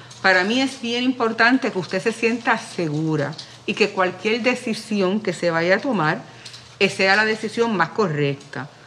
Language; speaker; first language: Spanish; native; Spanish